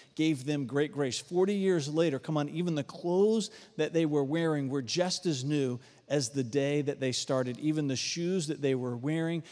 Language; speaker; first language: English; native; English